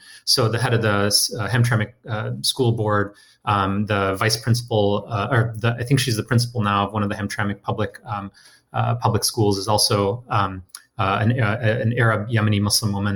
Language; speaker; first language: English; native; English